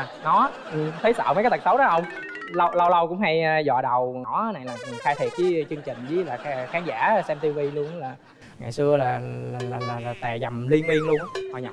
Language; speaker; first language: Vietnamese; native; Vietnamese